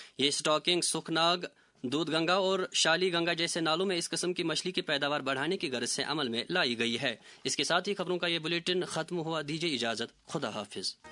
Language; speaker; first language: Urdu; non-native, local second language; Kashmiri